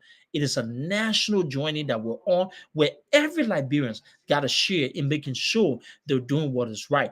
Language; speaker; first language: English; native; English